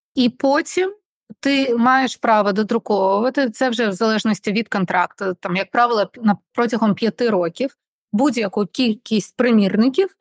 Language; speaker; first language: Ukrainian; non-native, local second language; Russian